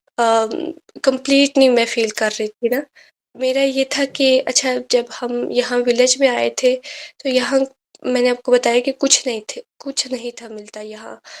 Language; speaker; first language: Urdu; native; Urdu